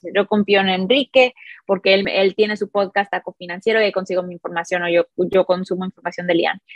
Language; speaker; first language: Spanish; early bilingual, heritage; Spanish